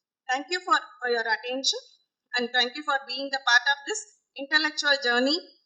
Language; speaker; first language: English; non-native, local second language; Tamil